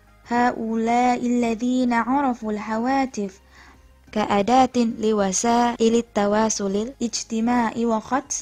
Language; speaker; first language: Arabic; non-native, learner; Indonesian